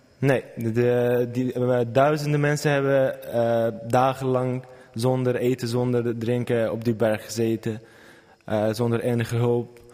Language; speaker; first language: Dutch; non-native, fluent; Kurdish